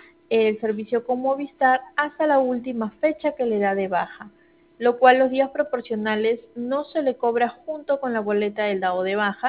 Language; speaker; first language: Spanish; native; Spanish